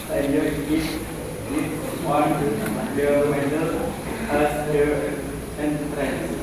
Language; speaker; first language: English; non-native, learner; Indonesian